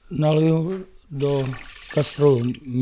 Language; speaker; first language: Czech; native; Czech